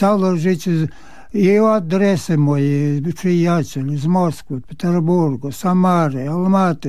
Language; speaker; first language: Polish; early bilingual, heritage; Polish